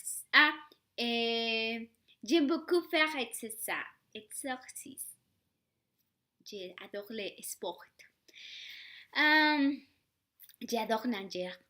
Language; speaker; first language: French; non-native, learner; Spanish